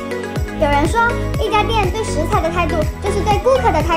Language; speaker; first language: Chinese; native; Chinese